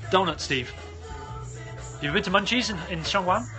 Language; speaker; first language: English; native; English